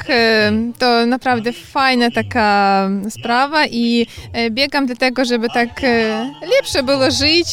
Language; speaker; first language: Polish; non-native, learner; Ukrainian